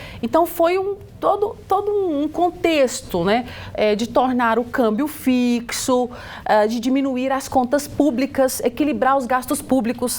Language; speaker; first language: Portuguese; native; Portuguese